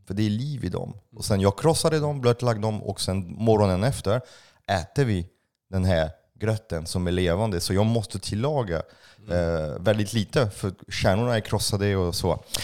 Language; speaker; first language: Swedish; non-native, fluent; French